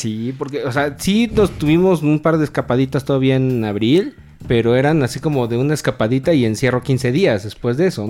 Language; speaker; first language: Spanish; native; Spanish